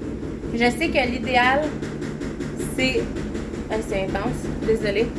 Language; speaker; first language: French; native; French